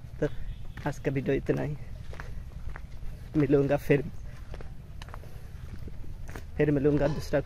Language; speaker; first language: Hindi; non-native, fluent; Bangla